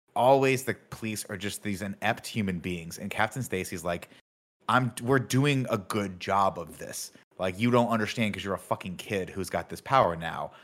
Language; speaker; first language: English; native; English